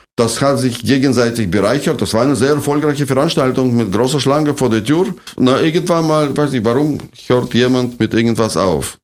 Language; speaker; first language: German; non-native, fluent; Russian